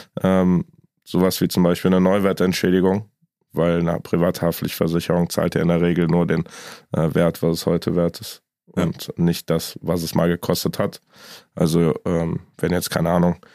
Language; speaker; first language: German; native; German